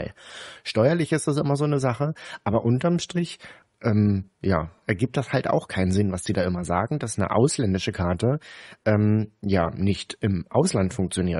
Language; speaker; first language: German; native; German